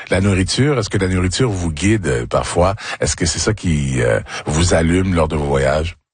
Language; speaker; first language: French; native; French